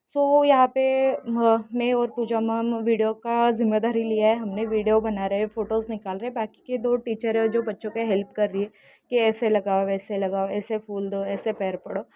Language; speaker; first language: Hindi; non-native, local second language; Marathi